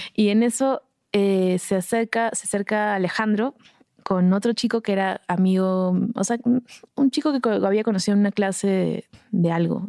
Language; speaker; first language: Spanish; native; Spanish